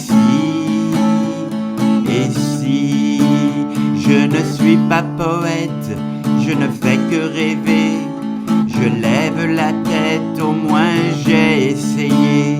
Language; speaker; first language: French; non-native, local second language; Kabyle